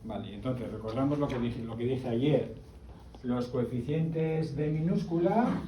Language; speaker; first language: Spanish; native; Spanish